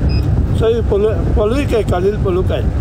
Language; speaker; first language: Arabic; non-native, learner; Pashto